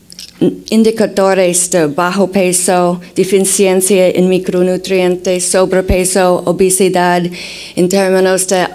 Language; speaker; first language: Spanish; non-native, fluent; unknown